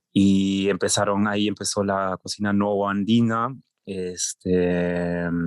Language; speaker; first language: Spanish; early bilingual, heritage; German